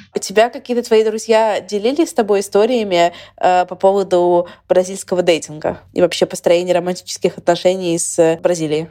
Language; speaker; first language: Russian; native; Russian